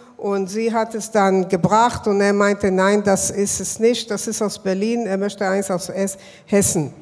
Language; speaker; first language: German; non-native, fluent; Hebrew